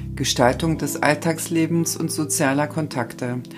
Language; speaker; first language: German; native; German